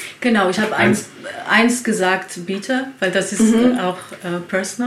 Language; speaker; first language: German; non-native, learner; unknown